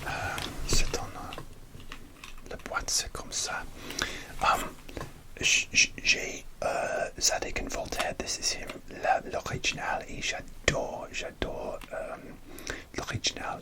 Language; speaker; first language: French; non-native, learner; English